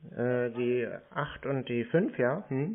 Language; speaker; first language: German; native; German